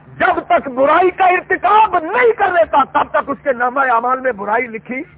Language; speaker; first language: Urdu; non-native, local second language; Punjabi